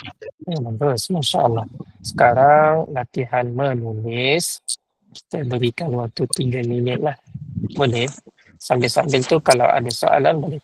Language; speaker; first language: Malay; native; Malay